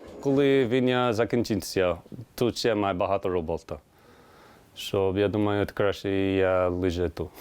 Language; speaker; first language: Ukrainian; non-native, learner; English